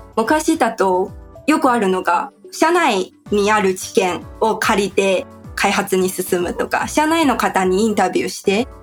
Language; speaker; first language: Japanese; non-native, fluent; Chinese